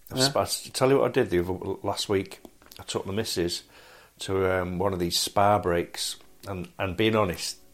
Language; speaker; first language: English; native; English